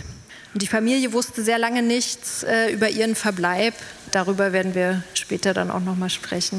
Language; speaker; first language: German; native; German